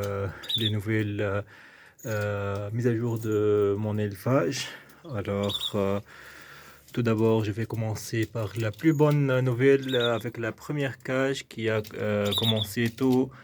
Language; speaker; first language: French; non-native, fluent; Arabic